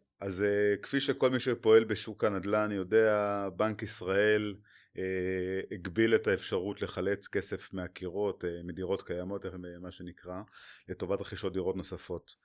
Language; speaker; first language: Hebrew; native; Hebrew